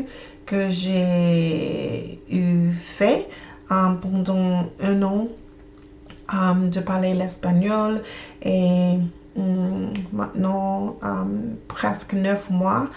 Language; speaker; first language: French; non-native, learner; English